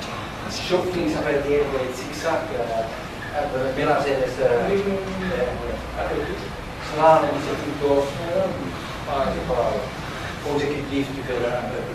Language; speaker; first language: French; non-native, learner; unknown